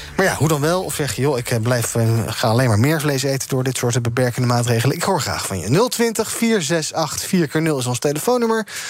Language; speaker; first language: Dutch; native; Dutch